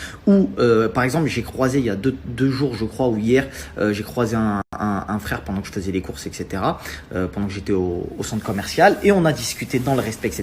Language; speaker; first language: French; native; French